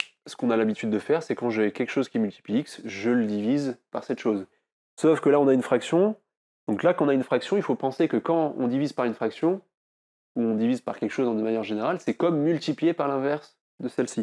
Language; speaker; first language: French; native; French